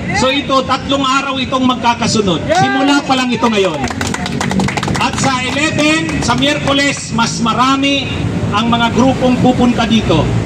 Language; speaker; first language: Filipino; non-native, local second language; Bikol